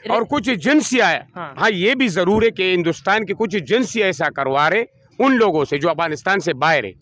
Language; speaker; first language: Urdu; native; Urdu